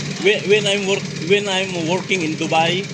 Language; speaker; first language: English; non-native, learner; Filipino